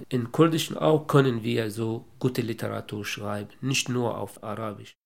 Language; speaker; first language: German; non-native, local second language; Kurdish